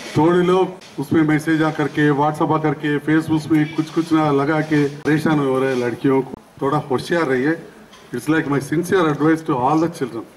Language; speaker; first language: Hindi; non-native, local second language; Telugu